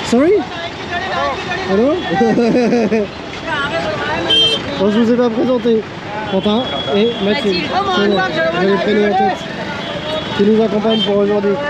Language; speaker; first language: French; native; French